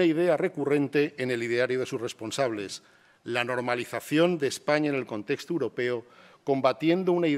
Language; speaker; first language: Spanish; native; Spanish